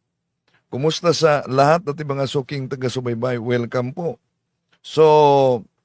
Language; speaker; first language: Filipino; native; Filipino